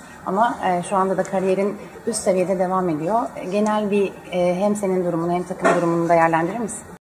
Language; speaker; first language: Turkish; native; Turkish